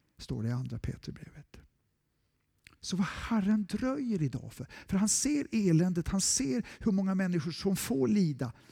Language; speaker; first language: Swedish; native; Swedish